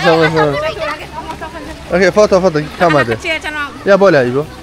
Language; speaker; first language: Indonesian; non-native, learner; Turkish